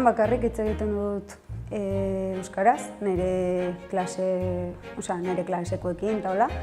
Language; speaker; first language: Basque; non-native, local second language; Spanish